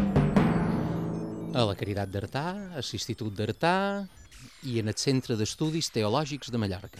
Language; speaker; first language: Catalan; native; Catalan